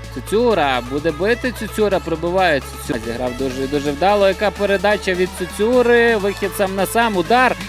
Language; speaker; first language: Ukrainian; native; Ukrainian